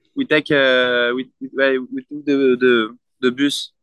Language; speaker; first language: English; non-native, fluent; French